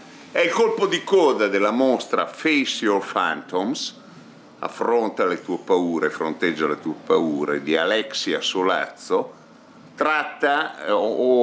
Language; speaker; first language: Italian; native; Italian